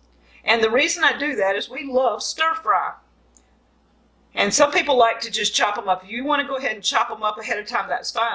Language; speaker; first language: English; native; English